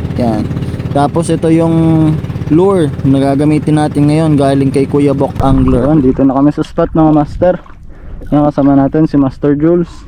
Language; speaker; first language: Filipino; native; Filipino